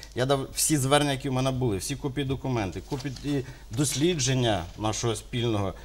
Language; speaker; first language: Ukrainian; native; Ukrainian